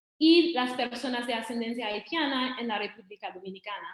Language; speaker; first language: Spanish; non-native, fluent; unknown